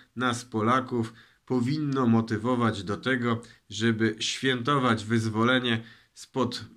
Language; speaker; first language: Polish; native; Polish